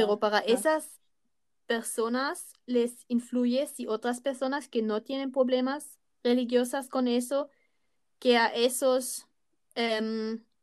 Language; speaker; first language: Spanish; non-native, learner; German